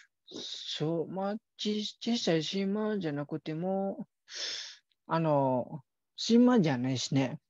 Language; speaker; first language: Japanese; non-native, fluent; Indonesian